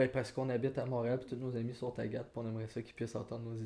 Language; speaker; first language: French; native; French